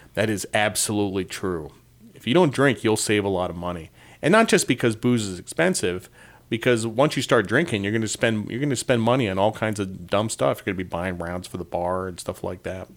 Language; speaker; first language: English; native; English